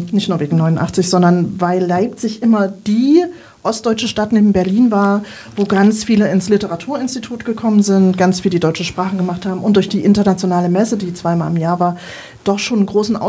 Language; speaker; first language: German; native; German